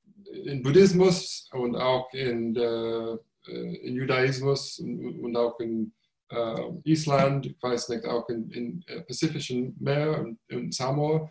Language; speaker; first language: German; non-native, fluent; English